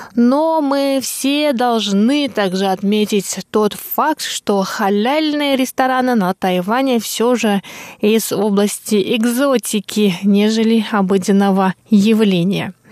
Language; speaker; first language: Russian; non-native, local second language; Tuvinian